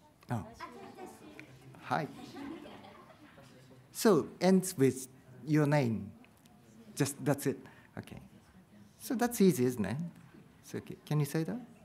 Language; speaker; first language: English; non-native, fluent; Japanese